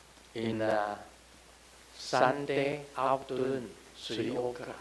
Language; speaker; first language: English; non-native, learner; Chinese